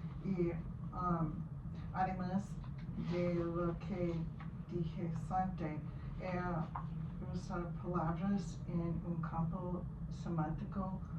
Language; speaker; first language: Spanish; non-native, learner; English